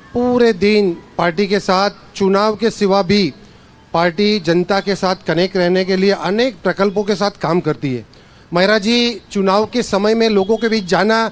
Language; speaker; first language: Hindi; non-native, local second language; Gujarati